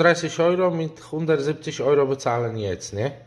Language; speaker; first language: German; non-native, learner; Polish